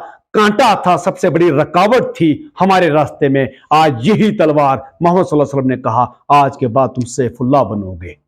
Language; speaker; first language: Urdu; native; Urdu